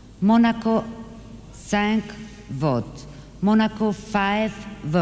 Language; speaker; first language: French; non-native, fluent; German